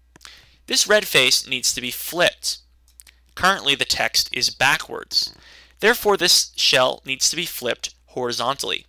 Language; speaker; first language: English; native; English